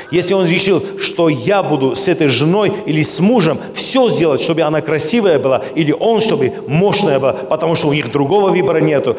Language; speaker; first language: Russian; non-native, local second language; Armenian